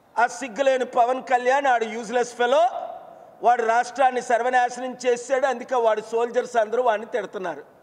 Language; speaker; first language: Telugu; native; Telugu